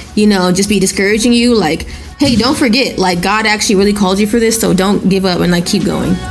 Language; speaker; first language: English; non-native, local second language; Yoruba